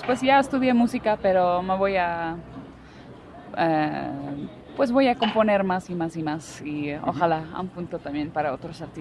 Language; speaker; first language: Spanish; non-native, fluent; Dutch